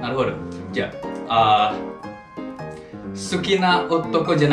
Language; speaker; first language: Japanese; non-native, fluent; Indonesian